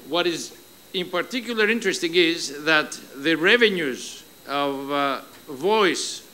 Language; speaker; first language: English; non-native, fluent; Greek